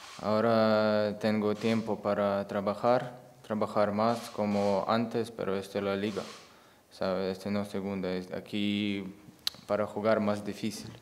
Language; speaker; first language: Spanish; non-native, learner; Ukrainian